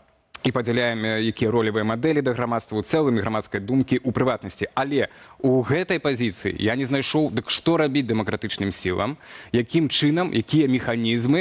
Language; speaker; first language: Belarusian; native; Belarusian